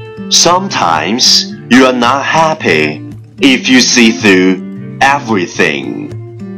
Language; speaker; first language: English; non-native, fluent; Chinese